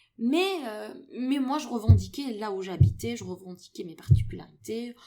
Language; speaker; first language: French; non-native, local second language; Arabic